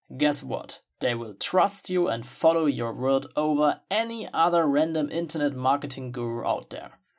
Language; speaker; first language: English; non-native, fluent; German